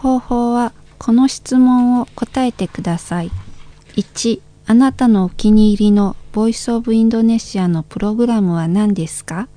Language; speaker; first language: Japanese; non-native, learner; Indonesian